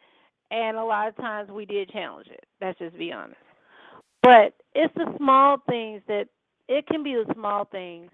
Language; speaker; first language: English; native; English